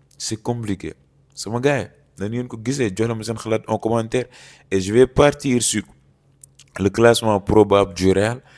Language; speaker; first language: French; non-native, local second language; Wolof